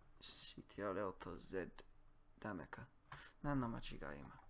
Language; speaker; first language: Japanese; non-native, learner; Polish